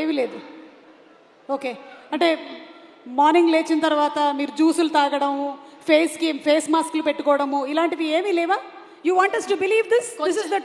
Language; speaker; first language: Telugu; native; Telugu